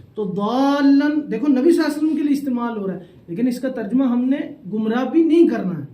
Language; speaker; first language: Urdu; non-native, local second language; Saraiki